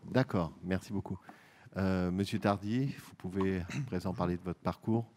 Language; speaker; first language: French; native; French